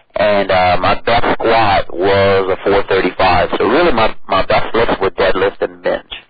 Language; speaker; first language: English; native; English